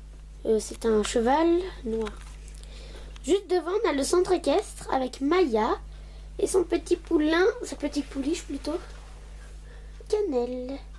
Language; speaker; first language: French; native; French